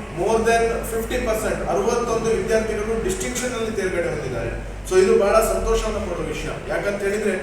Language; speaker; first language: Kannada; native; Kannada